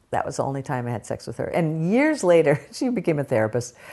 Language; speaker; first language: English; native; English